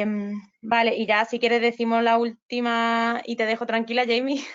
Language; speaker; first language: Spanish; native; Spanish